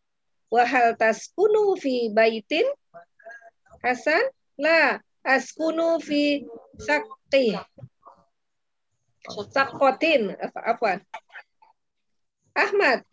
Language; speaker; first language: Arabic; non-native, learner; Indonesian